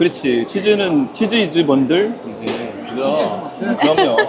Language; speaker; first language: Korean; native; Korean